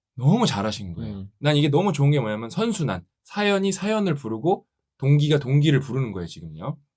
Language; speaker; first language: Korean; native; Korean